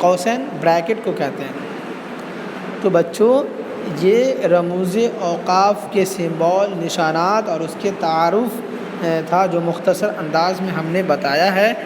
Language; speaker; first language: Urdu; native; Urdu